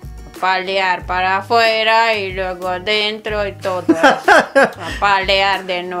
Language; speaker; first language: Spanish; non-native, fluent; Hungarian